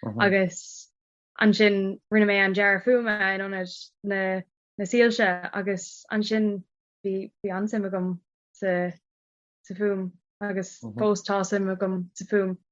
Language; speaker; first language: Irish; non-native, local second language; English